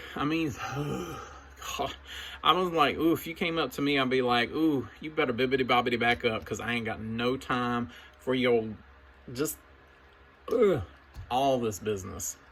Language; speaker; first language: English; native; English